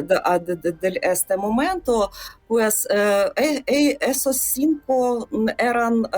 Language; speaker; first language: Spanish; non-native, fluent; Ukrainian